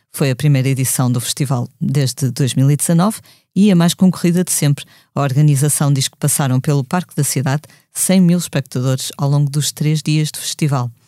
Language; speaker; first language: Portuguese; native; Portuguese